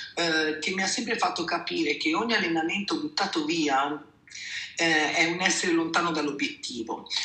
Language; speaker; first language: Italian; native; Italian